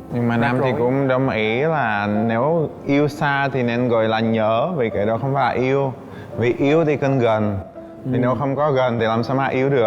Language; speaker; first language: Vietnamese; non-native, fluent; Czech